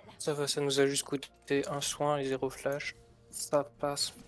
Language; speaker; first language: French; native; French